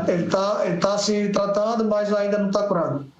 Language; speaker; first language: Portuguese; native; Portuguese